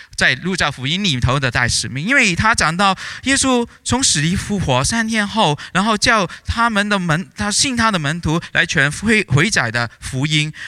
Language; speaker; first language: Chinese; native; Chinese